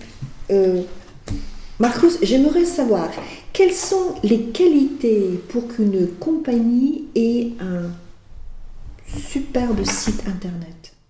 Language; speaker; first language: French; native; French